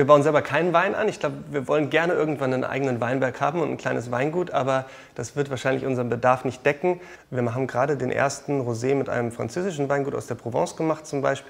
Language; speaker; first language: German; native; German